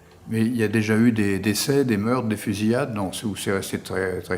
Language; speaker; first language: French; native; French